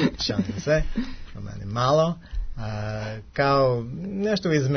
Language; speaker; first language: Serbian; non-native, learner; English